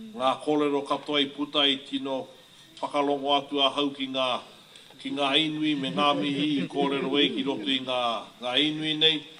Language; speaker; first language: Māori; native; Māori